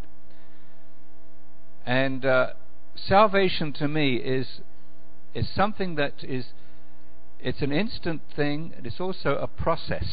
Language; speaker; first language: English; native; English